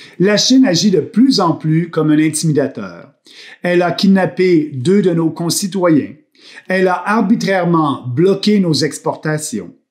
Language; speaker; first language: French; native; French